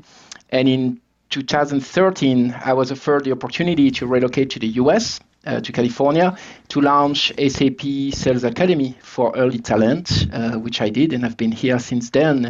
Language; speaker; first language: English; non-native, fluent; French